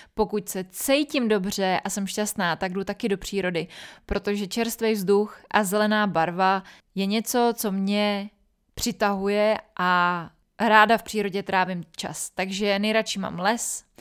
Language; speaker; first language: Czech; native; Czech